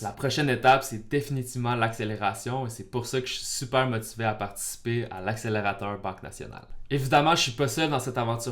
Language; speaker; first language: French; native; French